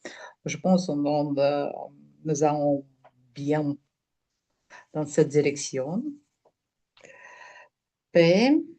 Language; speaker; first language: French; non-native, learner; Russian